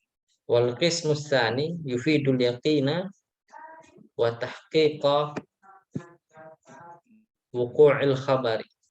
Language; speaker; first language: Arabic; non-native, fluent; Indonesian